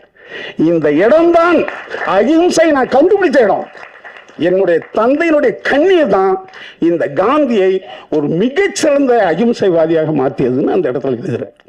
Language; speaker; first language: Tamil; native; Tamil